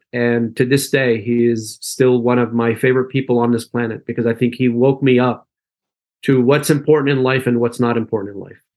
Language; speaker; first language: English; early bilingual, other home language; Arabic